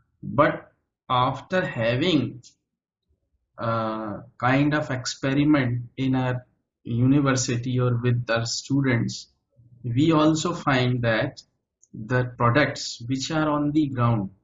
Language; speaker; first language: English; non-native, local second language; Hindi